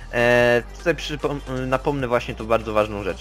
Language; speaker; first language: Polish; native; Polish